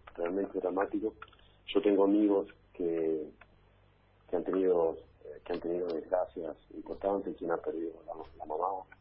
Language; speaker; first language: Spanish; native; Spanish